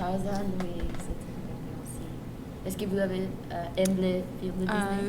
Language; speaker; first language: French; non-native, learner; Spanish